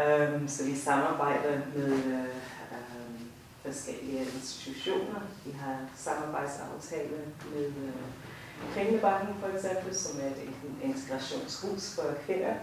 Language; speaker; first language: Danish; non-native, fluent; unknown